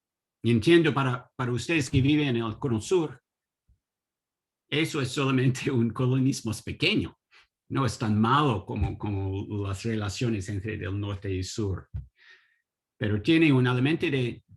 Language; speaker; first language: Spanish; non-native, learner; English